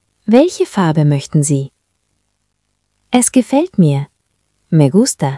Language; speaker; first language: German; non-native, fluent; Spanish